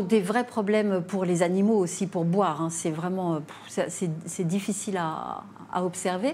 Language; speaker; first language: French; native; French